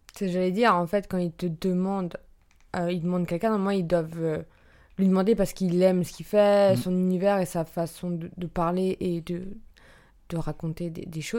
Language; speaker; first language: French; native; French